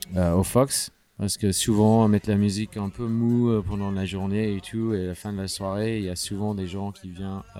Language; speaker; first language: French; non-native, fluent; English